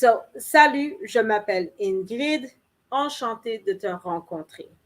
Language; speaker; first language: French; non-native, learner; English